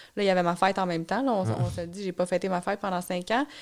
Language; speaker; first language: French; native; French